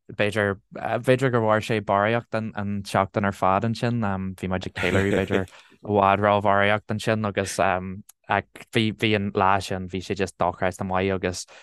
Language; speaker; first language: Irish; non-native, local second language; English